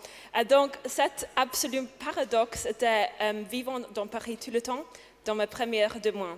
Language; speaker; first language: French; non-native, learner; English